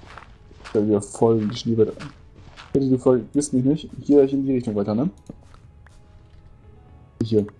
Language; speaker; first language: German; native; German